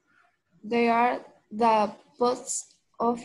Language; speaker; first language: English; non-native, learner; Spanish